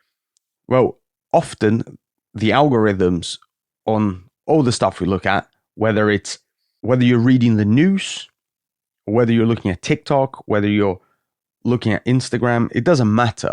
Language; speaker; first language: English; native; English